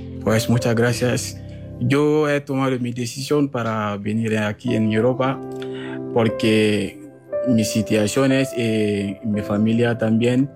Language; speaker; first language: Spanish; non-native, fluent; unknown